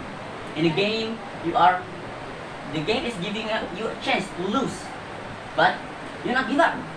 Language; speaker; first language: English; non-native, learner; Indonesian